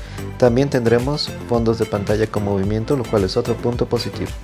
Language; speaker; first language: Spanish; native; Spanish